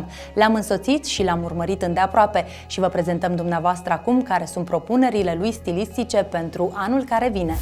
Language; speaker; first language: Romanian; native; Romanian